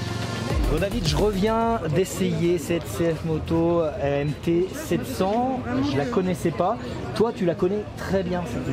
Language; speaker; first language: French; native; French